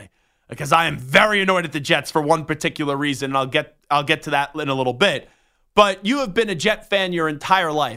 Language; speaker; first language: English; native; English